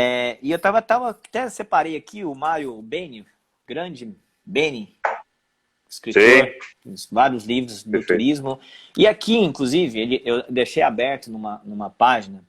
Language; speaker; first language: Portuguese; native; Portuguese